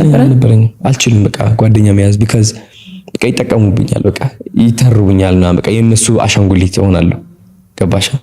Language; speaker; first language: Amharic; non-native, local second language; Tigrinya